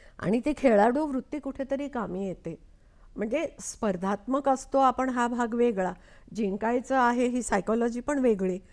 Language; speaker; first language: Marathi; non-native, local second language; Konkani